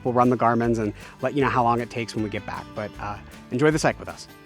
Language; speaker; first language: English; native; English